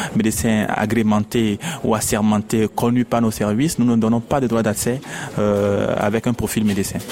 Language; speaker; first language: French; non-native, local second language; Ewe